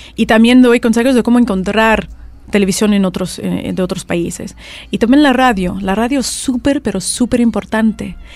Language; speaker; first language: Spanish; non-native, fluent; Russian